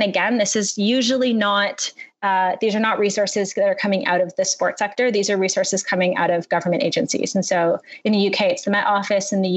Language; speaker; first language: English; native; English